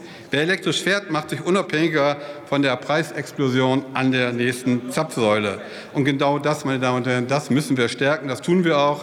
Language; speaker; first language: German; native; German